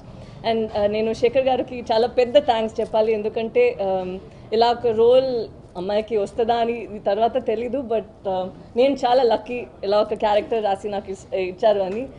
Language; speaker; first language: Telugu; non-native, fluent; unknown